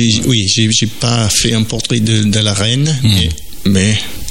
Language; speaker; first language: French; non-native, fluent; English